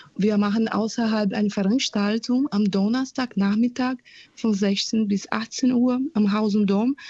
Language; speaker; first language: German; non-native, fluent; Portuguese